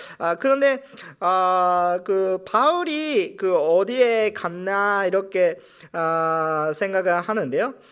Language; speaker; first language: Korean; non-native, fluent; Japanese